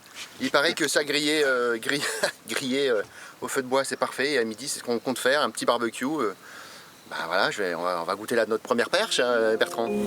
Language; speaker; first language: French; native; French